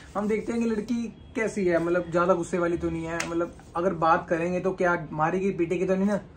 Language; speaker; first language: Hindi; native; Hindi